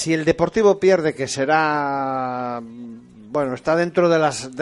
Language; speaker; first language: Spanish; native; Spanish